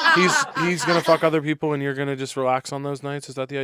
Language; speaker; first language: English; native; English